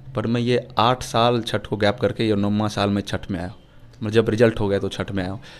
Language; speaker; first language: Hindi; native; Hindi